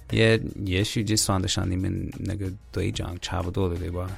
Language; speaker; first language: Chinese; non-native, learner; English